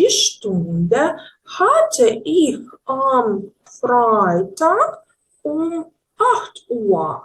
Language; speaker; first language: German; non-native, learner; Ukrainian